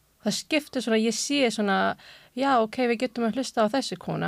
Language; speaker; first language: Icelandic; non-native, learner; Urdu